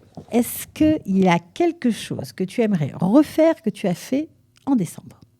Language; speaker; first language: French; native; French